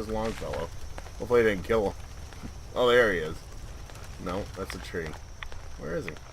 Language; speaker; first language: English; native; English